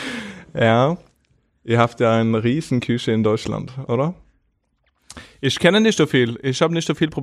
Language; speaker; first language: German; non-native, fluent; Norwegian